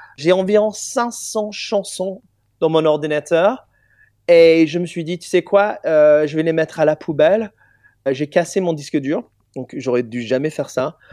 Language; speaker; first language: French; non-native, fluent; English